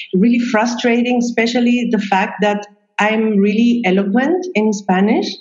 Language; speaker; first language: English; non-native, fluent; Spanish